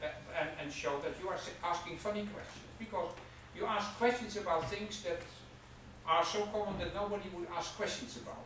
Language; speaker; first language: English; non-native, fluent; Dutch